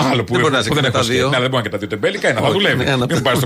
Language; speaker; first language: Greek; native; Greek